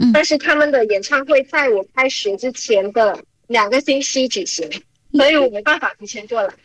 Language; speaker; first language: Chinese; early bilingual, heritage; Chinese